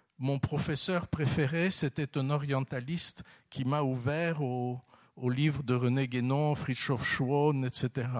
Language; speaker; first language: French; early bilingual, other home language; Turkish